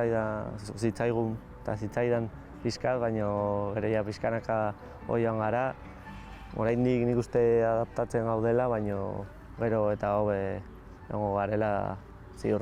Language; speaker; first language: Basque; non-native, local second language; Spanish